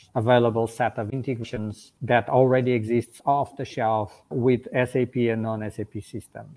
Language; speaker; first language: English; non-native, fluent; Portuguese